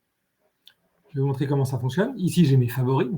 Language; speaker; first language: French; native; French